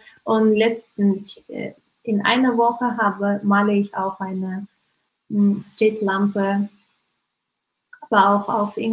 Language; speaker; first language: German; non-native, learner; Russian